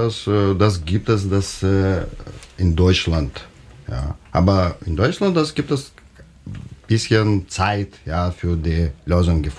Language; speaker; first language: German; non-native, learner; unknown